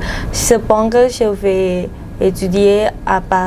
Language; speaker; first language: French; non-native, learner; Thai